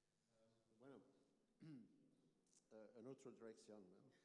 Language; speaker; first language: Spanish; non-native, learner; English